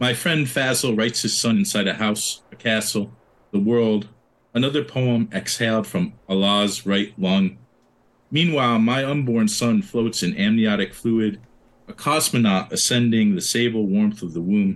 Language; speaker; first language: English; native; English